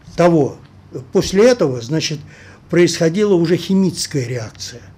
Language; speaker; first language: Russian; native; Russian